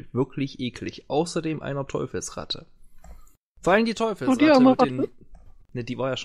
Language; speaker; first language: German; native; German